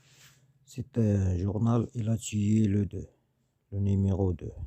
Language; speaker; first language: French; non-native, learner; Arabic